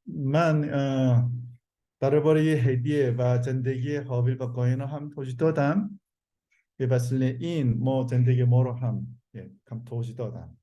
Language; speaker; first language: Persian; non-native, learner; Korean